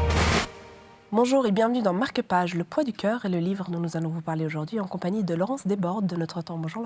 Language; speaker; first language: French; native; French